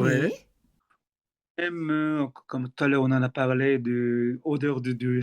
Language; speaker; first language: French; non-native, fluent; Korean